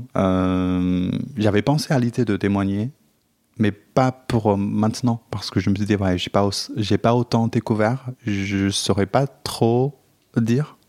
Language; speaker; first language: French; non-native, fluent; Chinese